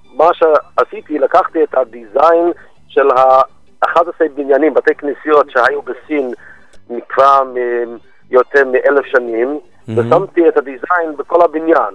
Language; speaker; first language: Hebrew; non-native, fluent; English